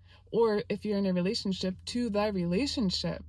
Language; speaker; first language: English; native; English